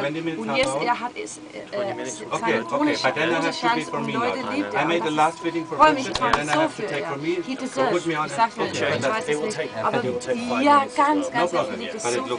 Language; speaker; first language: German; non-native, learner; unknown